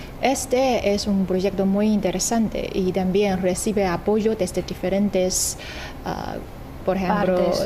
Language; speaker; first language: Spanish; non-native, fluent; Chinese